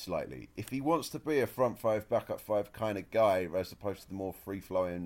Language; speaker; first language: English; native; English